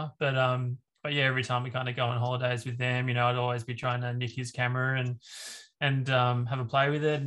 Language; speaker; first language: English; native; English